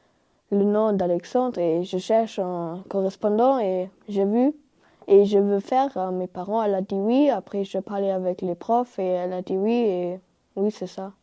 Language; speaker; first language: French; non-native, learner; German